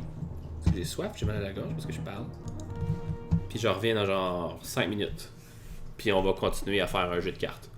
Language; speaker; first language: French; native; French